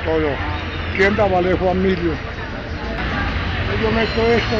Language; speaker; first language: Spanish; native; Spanish